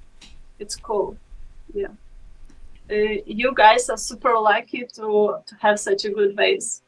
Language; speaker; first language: English; non-native, fluent; Ukrainian